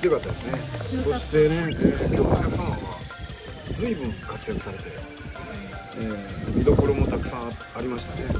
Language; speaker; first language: Japanese; native; Japanese